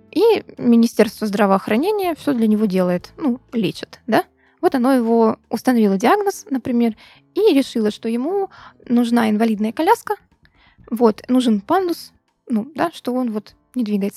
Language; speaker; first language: Russian; native; Russian